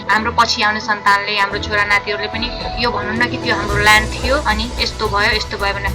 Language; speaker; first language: Nepali; native; Nepali